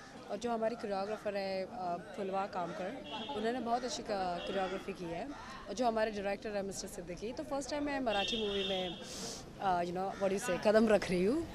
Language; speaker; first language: Hindi; non-native, local second language; Marathi